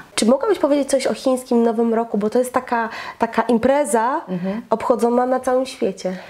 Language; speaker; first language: Polish; native; Polish